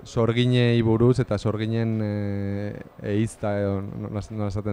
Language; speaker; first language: Basque; non-native, local second language; Spanish